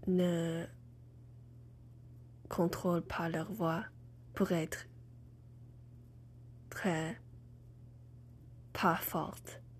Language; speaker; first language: French; non-native, learner; English